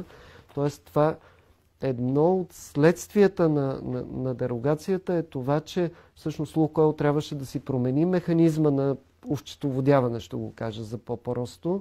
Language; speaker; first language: Bulgarian; native; Bulgarian